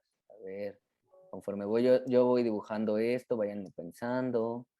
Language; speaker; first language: Spanish; native; Spanish